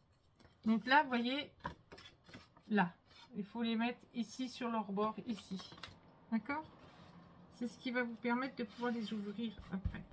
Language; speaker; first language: French; native; French